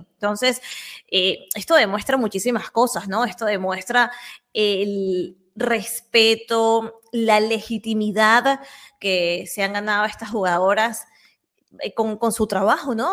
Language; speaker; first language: Spanish; native; Spanish